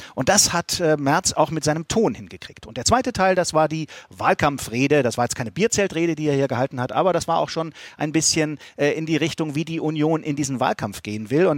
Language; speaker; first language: German; native; German